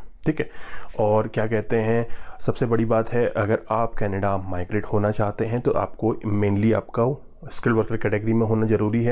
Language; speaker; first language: Hindi; native; Hindi